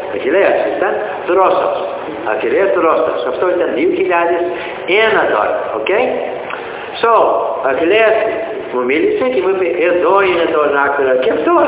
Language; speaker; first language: Greek; early bilingual, heritage; Greek